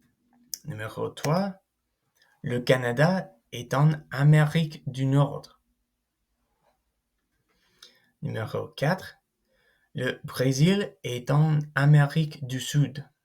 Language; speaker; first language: French; non-native, fluent; English